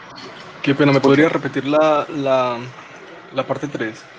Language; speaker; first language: Spanish; native; Spanish